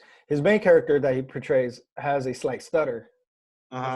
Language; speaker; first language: English; native; English